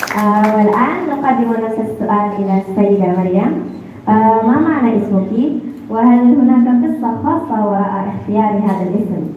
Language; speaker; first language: Arabic; non-native, learner; Indonesian